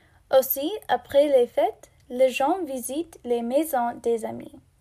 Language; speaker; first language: French; non-native, learner; English